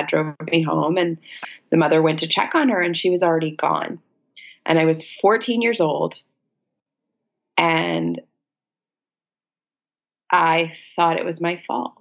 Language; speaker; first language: English; native; English